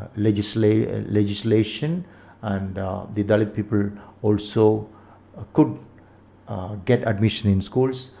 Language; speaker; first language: English; non-native, local second language; Malayalam